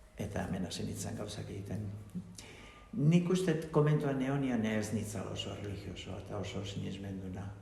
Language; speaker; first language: Basque; native; Basque